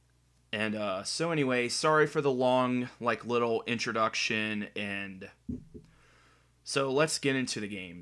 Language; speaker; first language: English; native; English